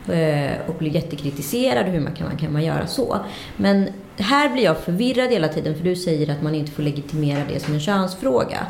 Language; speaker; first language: Swedish; native; Swedish